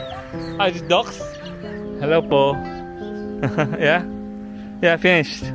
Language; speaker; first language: English; non-native, learner; Korean